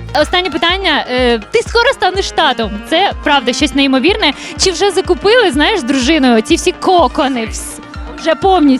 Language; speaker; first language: Ukrainian; native; Ukrainian